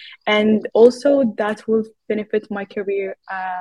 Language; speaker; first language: English; non-native, fluent; Arabic